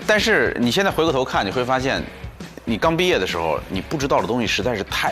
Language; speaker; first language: Chinese; native; Chinese